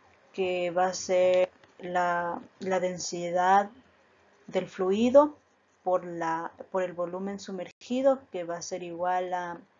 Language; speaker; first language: Spanish; native; Spanish